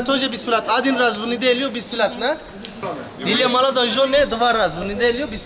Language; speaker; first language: Russian; non-native, learner; Turkish